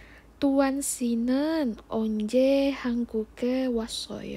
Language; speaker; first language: Korean; non-native, fluent; Indonesian